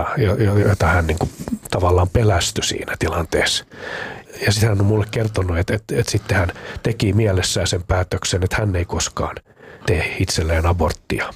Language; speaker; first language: Finnish; native; Finnish